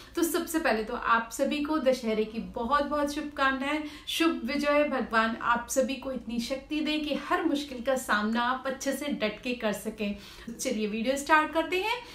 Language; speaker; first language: Hindi; native; Hindi